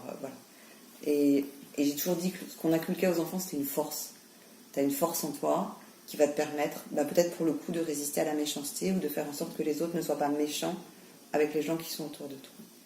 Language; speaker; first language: French; native; French